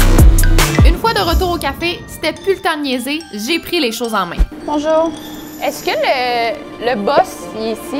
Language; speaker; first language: French; native; French